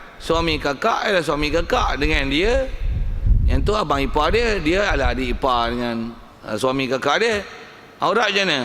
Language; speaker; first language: Malay; native; Malay